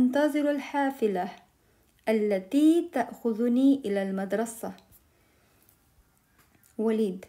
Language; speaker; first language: Arabic; non-native, fluent; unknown